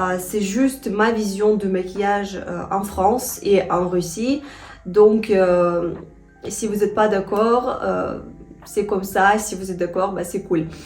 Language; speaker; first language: French; non-native, fluent; Russian